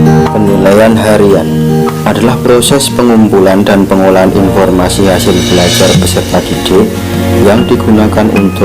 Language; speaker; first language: Indonesian; native; Indonesian